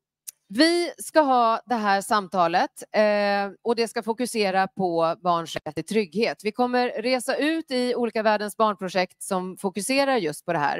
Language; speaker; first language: Swedish; native; Swedish